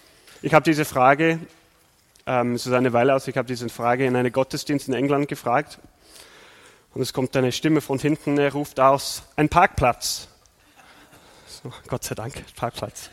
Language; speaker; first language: German; non-native, fluent; English